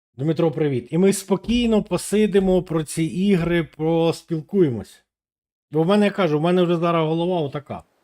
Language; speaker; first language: Ukrainian; non-native, local second language; Russian